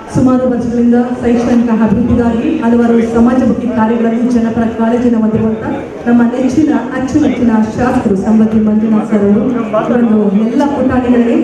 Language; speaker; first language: Kannada; native; Kannada